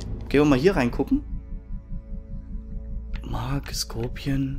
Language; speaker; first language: German; native; German